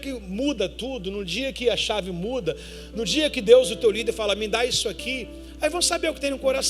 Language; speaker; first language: Portuguese; native; Portuguese